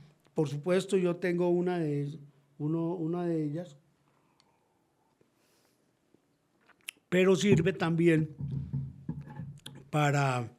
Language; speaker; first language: Spanish; native; Spanish